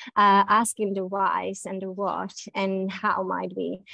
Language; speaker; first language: English; native; English